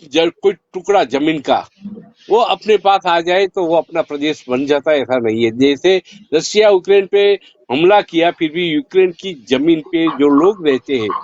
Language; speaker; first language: Hindi; non-native, local second language; Gujarati